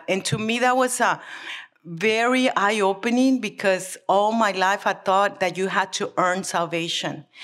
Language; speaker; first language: English; early bilingual, other home language; Spanish